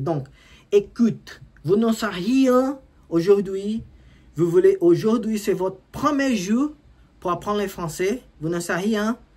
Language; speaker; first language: French; non-native, learner; Portuguese